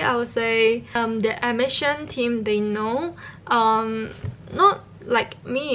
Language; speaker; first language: English; non-native, local second language; Chinese